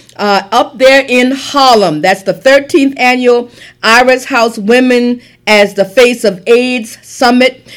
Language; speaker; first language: English; native; English